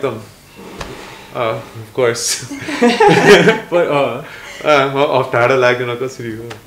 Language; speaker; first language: Nepali; non-native, learner; English